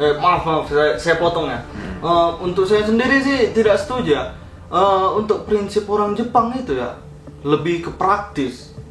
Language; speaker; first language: Indonesian; native; Indonesian